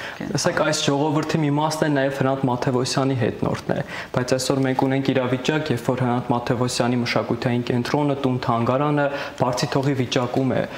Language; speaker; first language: Armenian; native; Armenian